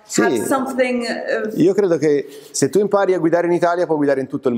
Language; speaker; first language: Italian; native; Italian